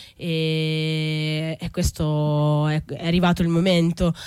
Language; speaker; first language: Italian; native; Italian